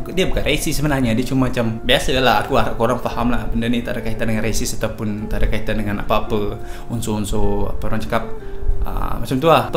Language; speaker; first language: Malay; non-native, local second language; Iban